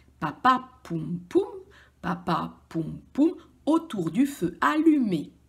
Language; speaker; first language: French; native; French